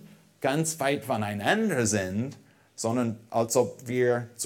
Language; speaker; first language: German; non-native, fluent; English